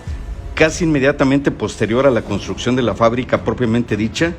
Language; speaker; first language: Spanish; native; Spanish